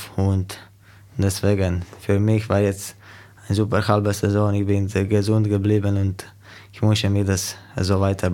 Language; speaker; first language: German; non-native, fluent; Slovenian